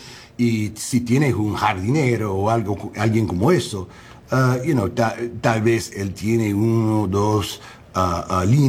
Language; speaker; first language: Spanish; non-native, learner; English